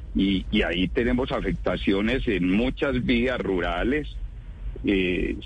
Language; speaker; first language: Spanish; native; Spanish